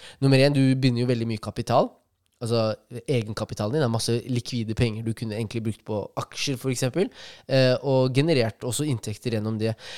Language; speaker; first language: Norwegian; early bilingual, other home language; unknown